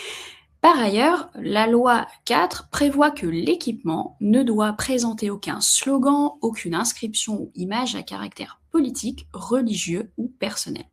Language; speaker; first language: French; native; French